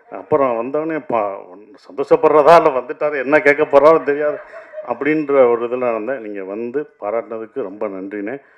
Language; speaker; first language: Tamil; native; Tamil